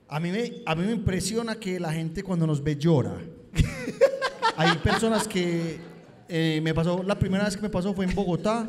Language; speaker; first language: Spanish; native; Spanish